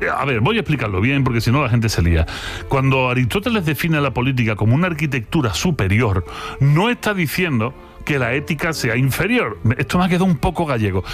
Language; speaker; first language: Spanish; native; Spanish